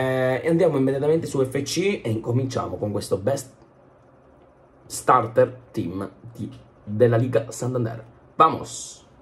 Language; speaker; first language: Italian; native; Italian